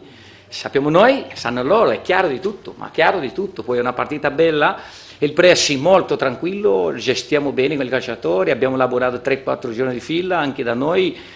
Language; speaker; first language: Italian; non-native, fluent; Portuguese